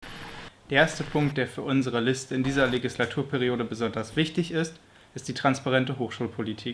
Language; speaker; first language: German; native; German